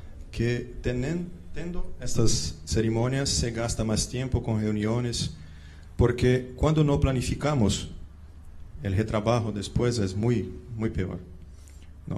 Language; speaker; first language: Spanish; non-native, learner; Portuguese